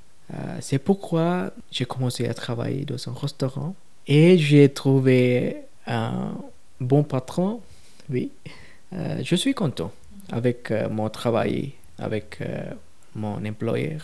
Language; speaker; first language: French; non-native, fluent; Tamil